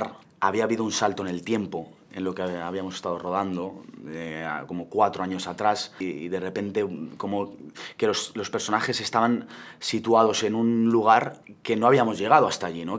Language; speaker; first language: Spanish; native; Spanish